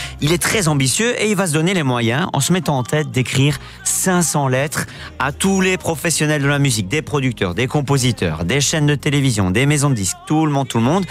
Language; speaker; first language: French; native; French